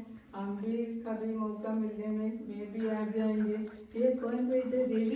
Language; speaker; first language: Hindi; non-native, local second language; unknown